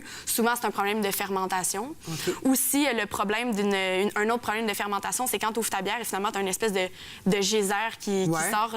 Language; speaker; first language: French; native; French